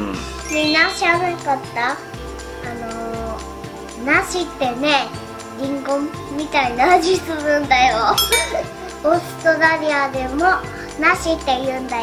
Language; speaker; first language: Japanese; early bilingual, heritage; Japanese